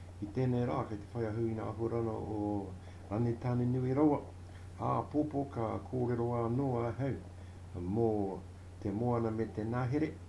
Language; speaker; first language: Māori; non-native, local second language; English